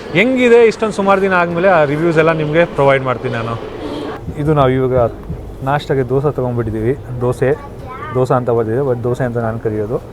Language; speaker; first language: Kannada; non-native, local second language; Hindi